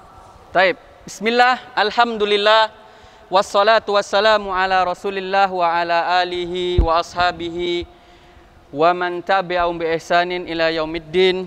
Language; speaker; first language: Arabic; non-native, fluent; Indonesian